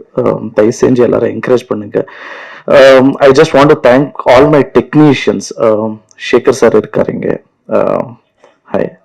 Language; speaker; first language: Tamil; non-native, learner; Kannada